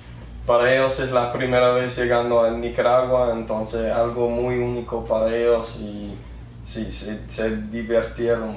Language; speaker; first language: Spanish; early bilingual, heritage; English